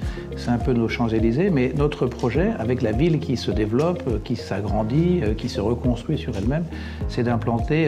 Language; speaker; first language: French; native; French